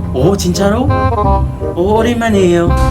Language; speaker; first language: Korean; non-native, learner; Filipino